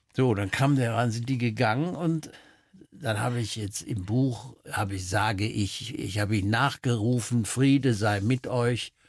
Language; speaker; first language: German; native; German